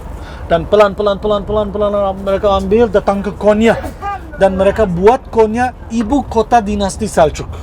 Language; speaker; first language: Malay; non-native, fluent; Turkish